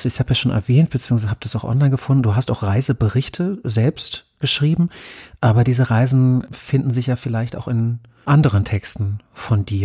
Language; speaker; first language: German; native; German